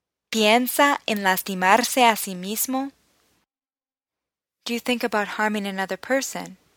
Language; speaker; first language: Spanish; non-native, fluent; English